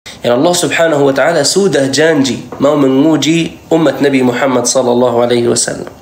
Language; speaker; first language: Indonesian; non-native, fluent; Arabic